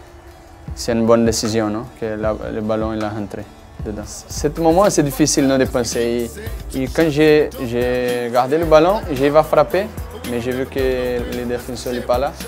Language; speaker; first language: French; non-native, learner; Portuguese